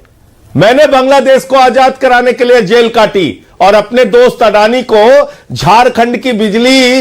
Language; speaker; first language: Hindi; native; Hindi